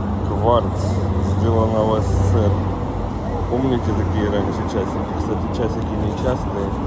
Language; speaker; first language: Russian; native; Russian